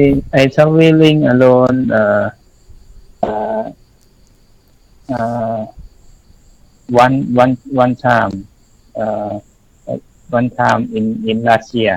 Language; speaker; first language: English; non-native, learner; Thai